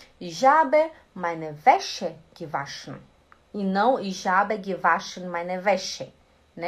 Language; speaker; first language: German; non-native, fluent; Portuguese